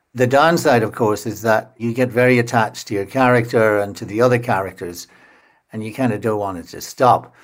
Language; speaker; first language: English; native; English